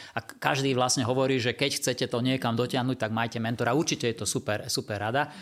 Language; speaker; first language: Slovak; non-native, local second language; Hungarian